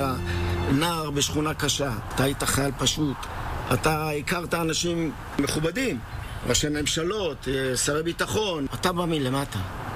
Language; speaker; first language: Hebrew; native; Hebrew